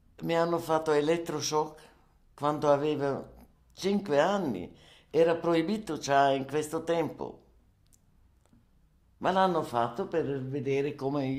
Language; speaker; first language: Italian; non-native, learner; German